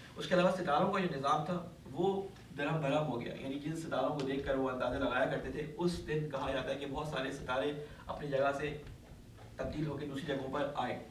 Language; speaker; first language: Urdu; native; Urdu